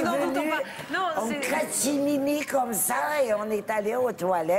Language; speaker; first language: French; non-native, local second language; Arabic